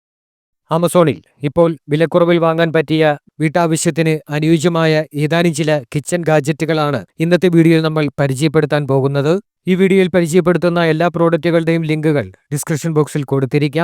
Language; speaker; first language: Malayalam; native; Malayalam